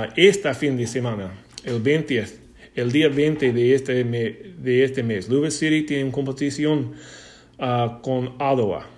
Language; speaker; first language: Spanish; non-native, learner; English